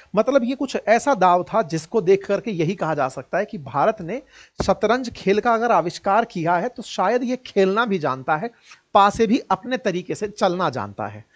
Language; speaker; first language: Hindi; native; Hindi